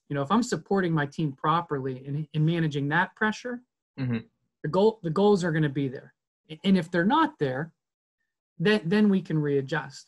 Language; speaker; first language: English; native; English